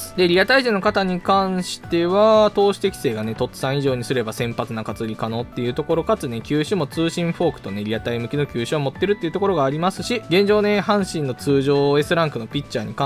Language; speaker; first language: Japanese; native; Japanese